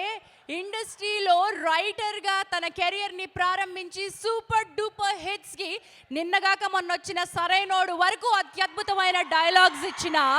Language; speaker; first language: Telugu; native; Telugu